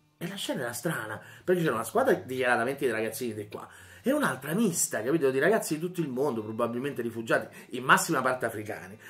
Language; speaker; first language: Italian; native; Italian